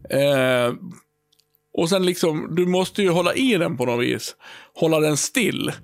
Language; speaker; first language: Swedish; native; Swedish